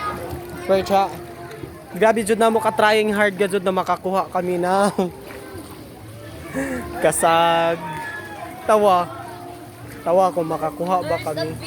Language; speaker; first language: Filipino; non-native, local second language; Cebuano